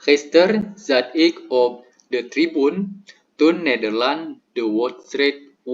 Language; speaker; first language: Dutch; non-native, learner; Indonesian